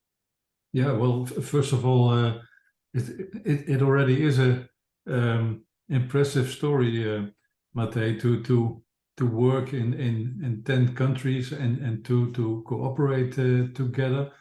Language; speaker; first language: English; non-native, fluent; Dutch